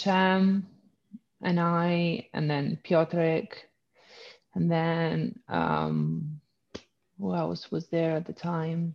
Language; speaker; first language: English; non-native, fluent; Italian